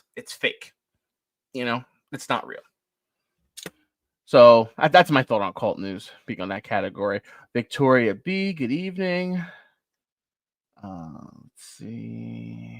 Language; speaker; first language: English; native; English